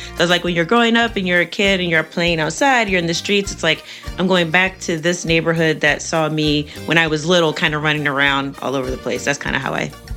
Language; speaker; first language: English; native; English